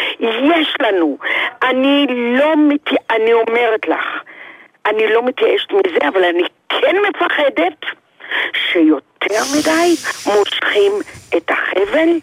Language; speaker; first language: Hebrew; early bilingual, other home language; Arabic